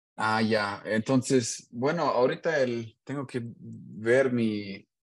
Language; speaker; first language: Spanish; non-native, learner; German